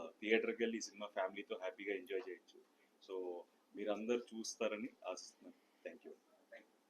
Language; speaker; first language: Telugu; native; Telugu